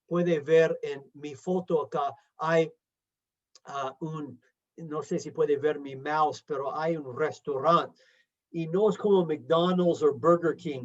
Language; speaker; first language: Spanish; non-native, fluent; English